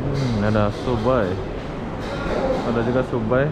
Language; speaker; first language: Indonesian; native; Indonesian